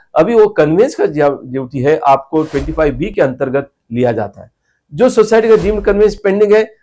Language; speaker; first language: Hindi; non-native, local second language; Marathi